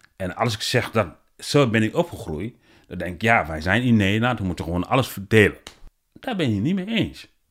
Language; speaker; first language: Dutch; non-native, learner; Wolof